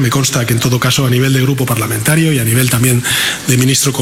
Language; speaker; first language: Spanish; native; Spanish